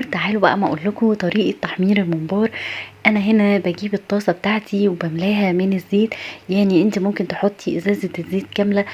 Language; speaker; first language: Arabic; native; Arabic